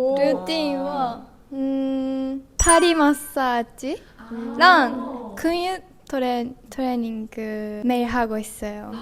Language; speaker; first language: Korean; non-native, learner; Japanese